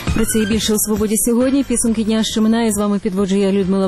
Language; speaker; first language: Ukrainian; native; Ukrainian